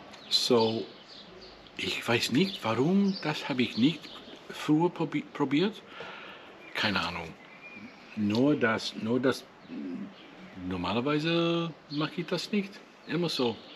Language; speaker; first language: German; non-native, learner; English